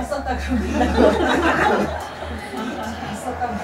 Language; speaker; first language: Korean; native; Korean